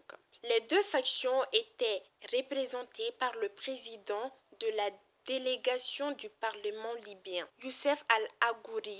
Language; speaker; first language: French; non-native, local second language; Bambara